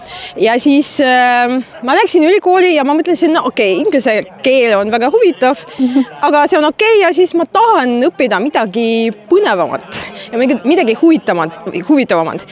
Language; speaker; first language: Estonian; non-native, fluent; Russian